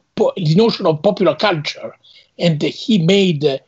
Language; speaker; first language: English; non-native, fluent; Italian